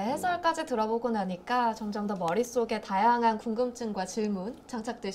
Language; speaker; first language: Korean; non-native, fluent; Russian